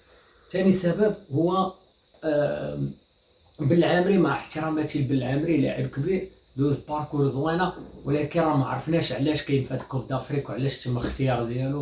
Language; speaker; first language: Arabic; native; Arabic